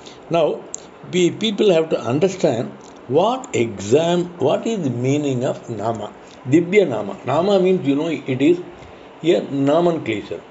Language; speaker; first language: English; non-native, local second language; Tamil